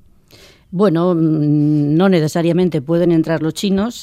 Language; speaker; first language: Spanish; native; Spanish